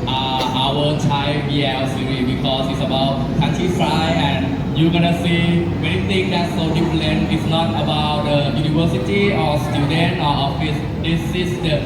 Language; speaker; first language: English; non-native, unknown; Thai